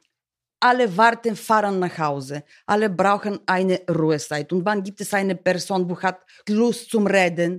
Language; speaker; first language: German; non-native, learner; Bulgarian